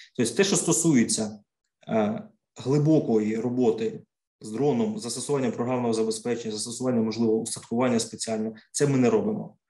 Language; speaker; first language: Ukrainian; native; Ukrainian